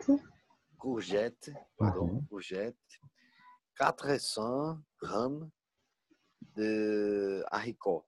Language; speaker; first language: French; non-native, learner; Portuguese